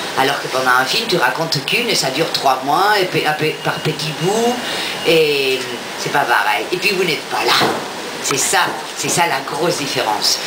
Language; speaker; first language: French; non-native, fluent; Spanish